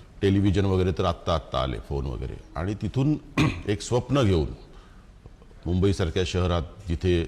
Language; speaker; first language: Marathi; native; Marathi